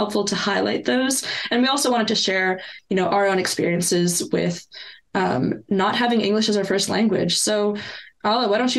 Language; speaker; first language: English; non-native, local second language; French